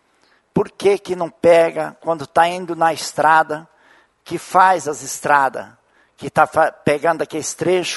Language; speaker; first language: Portuguese; native; Portuguese